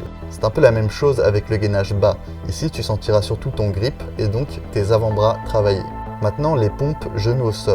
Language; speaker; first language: French; native; French